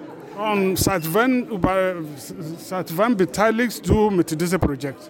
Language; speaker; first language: German; non-native, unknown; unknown